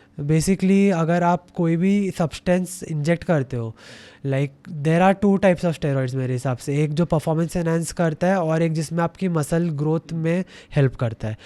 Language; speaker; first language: Hindi; native; Hindi